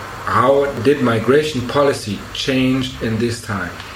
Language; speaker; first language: English; non-native, fluent; German